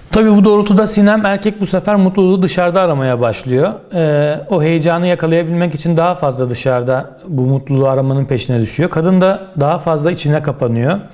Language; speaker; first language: Turkish; native; Turkish